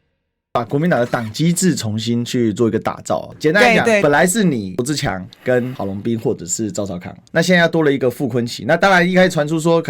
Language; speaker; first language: Chinese; native; Chinese